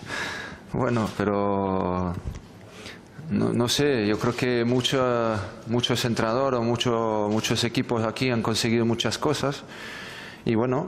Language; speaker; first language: Spanish; non-native, fluent; French